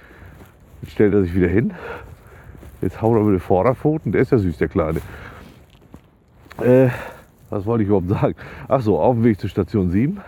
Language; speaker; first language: German; native; German